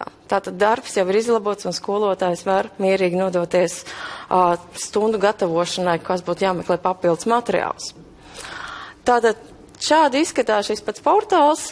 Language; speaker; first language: Latvian; native; Latvian